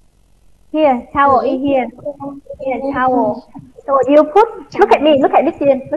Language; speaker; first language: English; non-native, fluent; Vietnamese